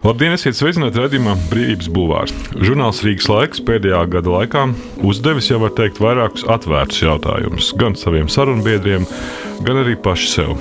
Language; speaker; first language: Latvian; native; Latvian